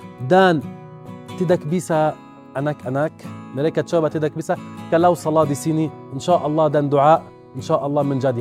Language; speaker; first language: Indonesian; non-native, learner; Arabic